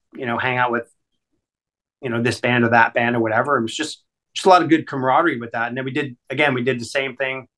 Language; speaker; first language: English; native; English